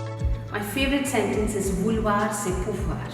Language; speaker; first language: French; non-native, fluent; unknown